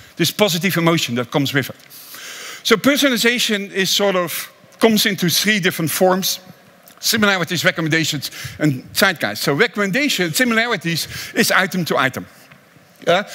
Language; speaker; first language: English; non-native, fluent; Dutch